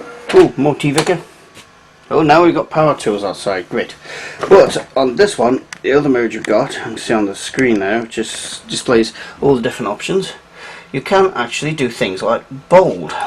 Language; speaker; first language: English; native; English